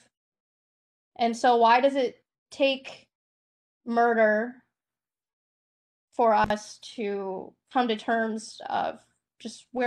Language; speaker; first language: English; native; English